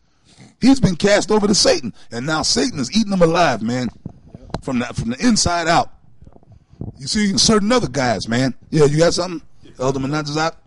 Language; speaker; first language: English; native; English